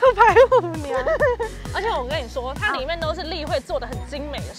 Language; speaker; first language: Chinese; native; Chinese